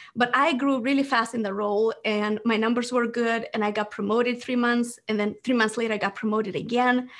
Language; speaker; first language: English; non-native, fluent; Romanian